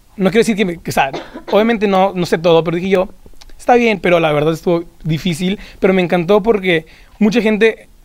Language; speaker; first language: Spanish; early bilingual, heritage; Spanish